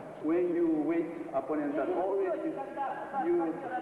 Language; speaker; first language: English; non-native, learner; Japanese